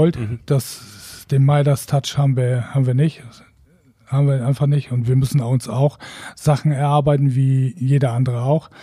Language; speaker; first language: German; native; German